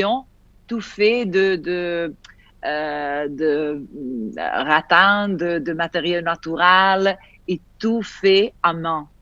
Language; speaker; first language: French; non-native, fluent; Italian